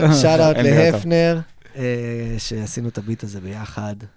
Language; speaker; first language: Hebrew; native; Hebrew